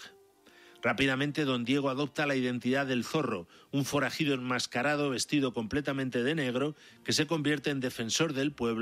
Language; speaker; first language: Spanish; native; Spanish